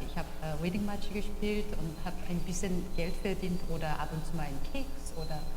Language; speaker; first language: German; non-native, fluent; Korean